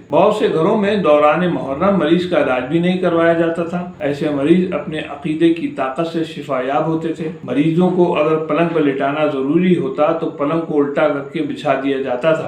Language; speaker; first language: Urdu; native; Urdu